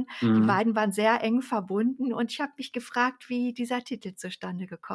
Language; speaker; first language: German; native; German